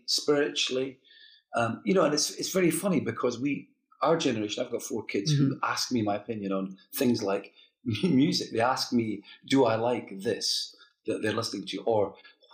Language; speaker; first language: English; native; English